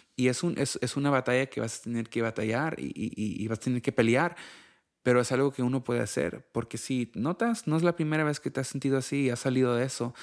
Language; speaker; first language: Spanish; early bilingual, heritage; Spanish